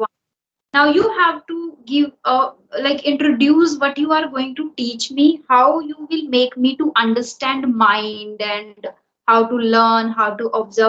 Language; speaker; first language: English; non-native, local second language; Hindi